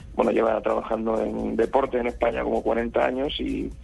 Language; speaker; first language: Spanish; native; Spanish